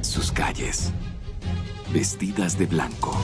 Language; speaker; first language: Spanish; native; Spanish